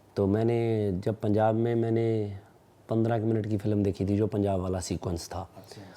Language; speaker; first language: Hindi; non-native, local second language; Punjabi